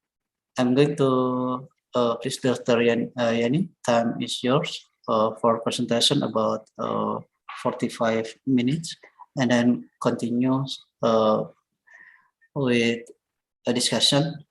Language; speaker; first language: English; non-native, learner; Indonesian